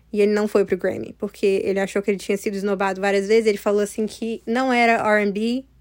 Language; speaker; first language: Portuguese; early bilingual, heritage; English